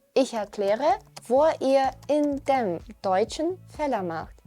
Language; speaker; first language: German; non-native, fluent; Ukrainian